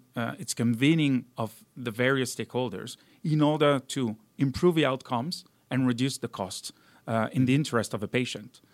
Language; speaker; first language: English; non-native, fluent; French